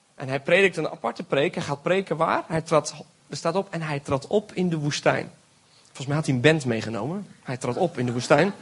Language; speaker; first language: Dutch; native; Dutch